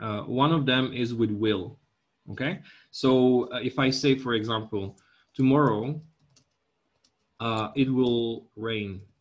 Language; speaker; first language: English; non-native, fluent; Czech